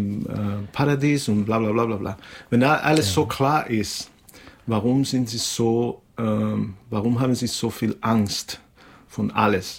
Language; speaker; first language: German; non-native, fluent; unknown